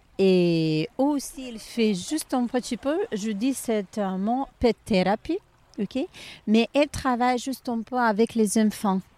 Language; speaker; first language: French; non-native, learner; Ukrainian